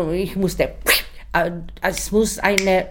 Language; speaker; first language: German; non-native, learner; Czech